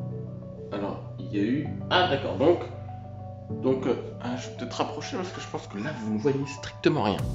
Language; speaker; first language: French; native; French